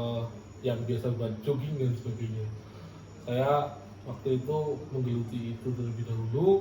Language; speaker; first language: Indonesian; native; Indonesian